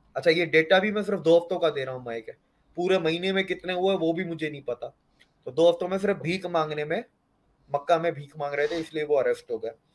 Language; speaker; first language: Hindi; native; Hindi